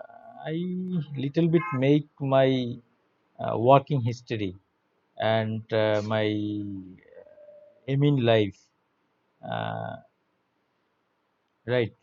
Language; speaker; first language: English; non-native, learner; Bangla